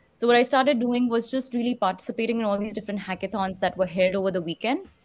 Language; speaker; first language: English; non-native, local second language; Hindi